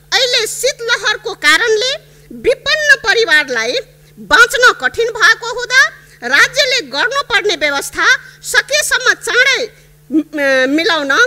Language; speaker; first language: Nepali; non-native, local second language; Maithili